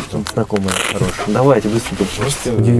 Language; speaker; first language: Russian; native; Russian